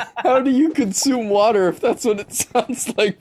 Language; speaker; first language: English; native; English